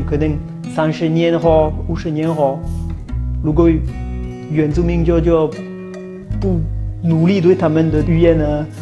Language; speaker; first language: Chinese; non-native, fluent; French